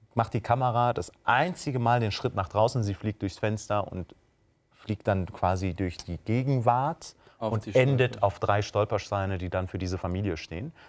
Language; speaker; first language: German; native; German